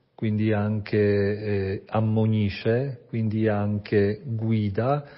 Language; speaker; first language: Italian; non-native, fluent; Polish